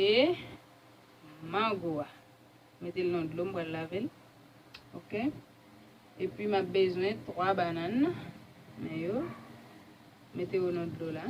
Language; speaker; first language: French; non-native, learner; Haitian Creole